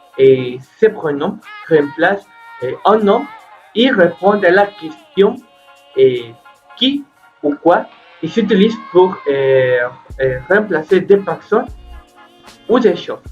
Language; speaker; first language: French; non-native, learner; Spanish